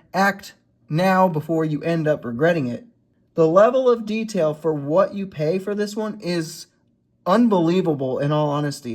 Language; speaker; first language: English; native; English